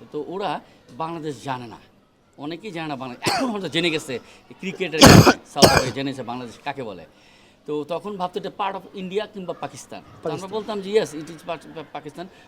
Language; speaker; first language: Bangla; native; Bangla